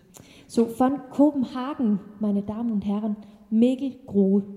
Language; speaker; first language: German; non-native, learner; Danish